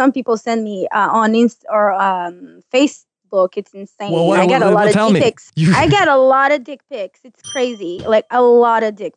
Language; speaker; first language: English; non-native, fluent; Portuguese